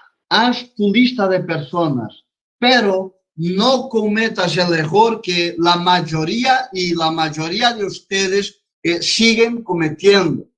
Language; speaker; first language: Spanish; non-native, fluent; Portuguese